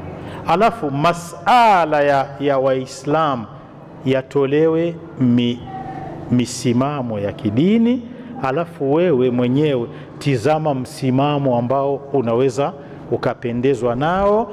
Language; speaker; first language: Swahili; non-native, local second language; Rundi